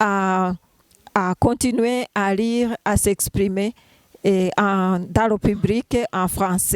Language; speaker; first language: French; non-native, local second language; Rundi